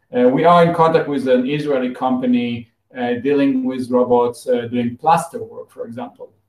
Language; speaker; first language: English; non-native, fluent; Hebrew